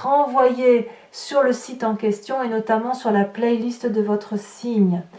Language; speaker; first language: French; native; French